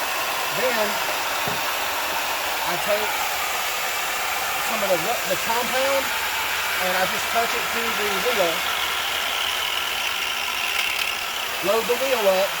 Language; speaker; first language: English; native; English